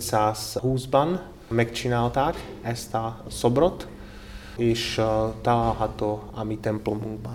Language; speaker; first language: Hungarian; non-native, learner; Slovak